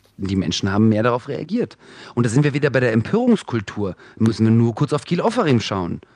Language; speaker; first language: German; early bilingual, other home language; Russian